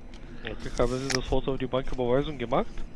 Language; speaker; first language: German; non-native, learner; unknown